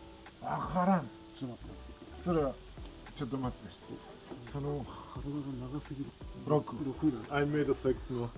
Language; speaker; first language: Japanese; non-native, learner; German